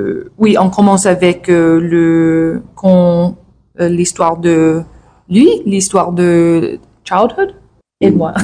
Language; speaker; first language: French; non-native, learner; English